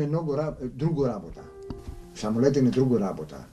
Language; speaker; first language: Bulgarian; non-native, learner; Greek